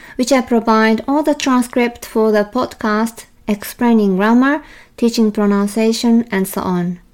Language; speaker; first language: English; non-native, fluent; Japanese